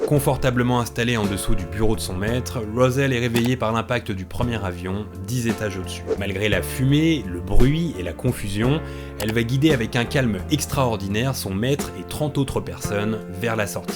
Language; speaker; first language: French; native; French